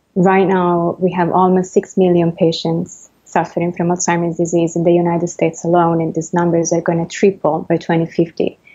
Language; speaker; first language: English; non-native, fluent; Italian